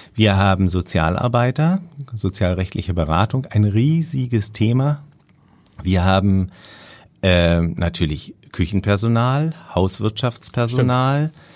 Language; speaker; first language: German; native; German